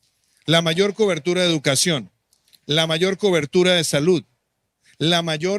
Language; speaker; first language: Spanish; native; Spanish